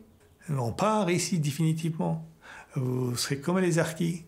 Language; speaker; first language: French; non-native, fluent; Persian